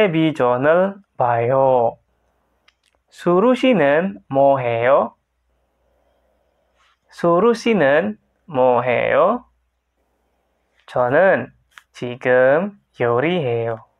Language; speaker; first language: Korean; non-native, fluent; Indonesian